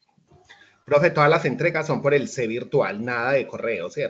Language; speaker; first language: Spanish; native; Spanish